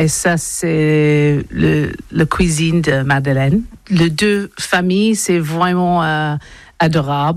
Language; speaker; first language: French; non-native, learner; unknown